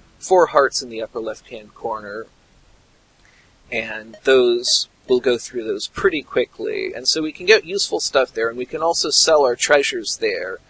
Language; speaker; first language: English; native; English